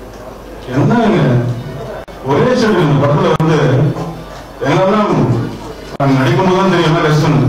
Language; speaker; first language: Tamil; native; Tamil